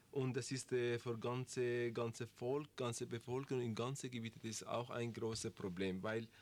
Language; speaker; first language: German; non-native, learner; Persian